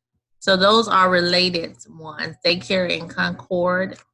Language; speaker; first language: English; native; English